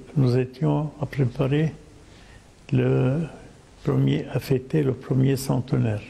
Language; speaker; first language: French; non-native, local second language; Arabic